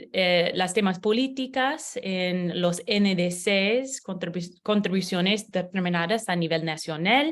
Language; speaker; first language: Spanish; non-native, learner; English